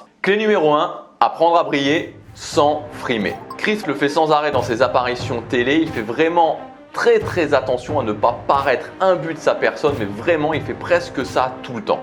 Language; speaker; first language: French; native; French